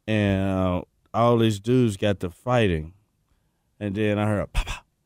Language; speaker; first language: English; native; English